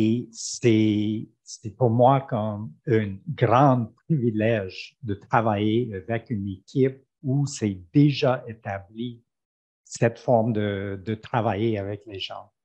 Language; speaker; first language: French; non-native, fluent; English